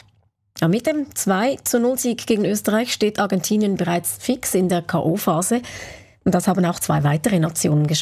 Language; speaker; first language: German; native; German